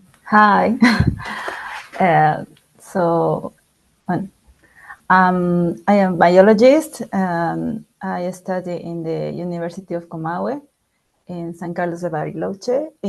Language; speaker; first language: English; non-native, learner; Spanish